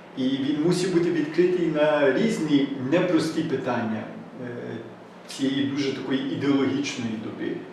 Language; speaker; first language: Ukrainian; early bilingual, heritage; Ukrainian